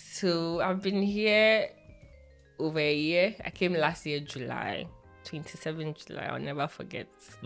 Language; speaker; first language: English; non-native, local second language; Akan